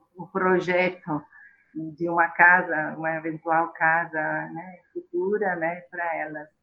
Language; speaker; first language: Portuguese; non-native, fluent; Italian